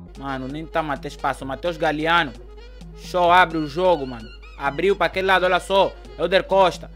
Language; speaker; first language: Portuguese; native; Portuguese